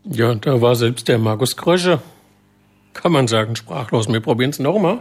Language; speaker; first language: German; native; German